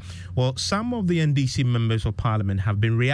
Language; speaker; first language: English; non-native, local second language; Akan